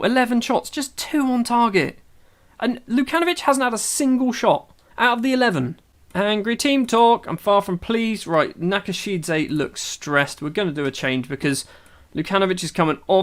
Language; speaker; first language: English; native; English